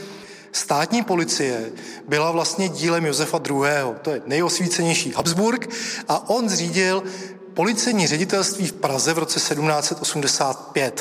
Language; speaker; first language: Czech; native; Czech